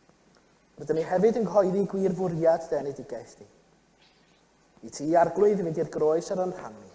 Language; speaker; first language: Welsh; native; Welsh